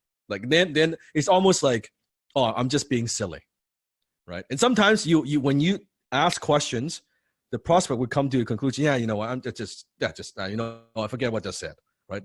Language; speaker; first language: English; non-native, fluent; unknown